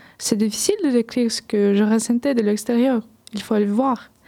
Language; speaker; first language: French; non-native, learner; Ukrainian